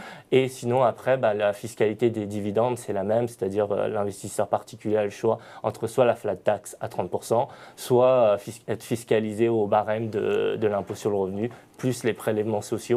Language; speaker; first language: French; native; French